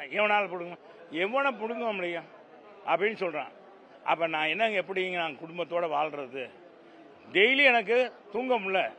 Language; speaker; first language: Tamil; native; Tamil